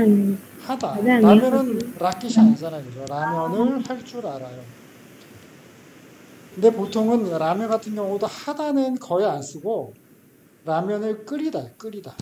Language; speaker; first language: Korean; native; Korean